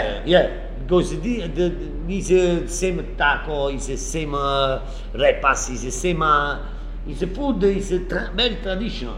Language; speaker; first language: English; non-native, learner; Italian